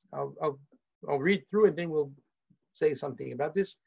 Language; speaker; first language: English; early bilingual, heritage; English